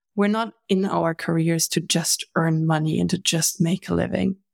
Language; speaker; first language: English; non-native, fluent; German